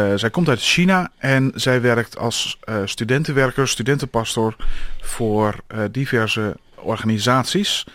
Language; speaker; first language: Dutch; native; Dutch